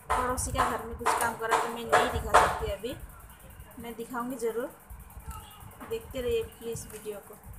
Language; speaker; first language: Hindi; non-native, local second language; Assamese